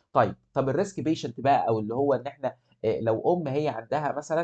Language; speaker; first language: Arabic; native; Arabic